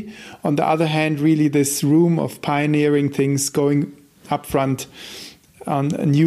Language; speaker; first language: English; non-native, fluent; German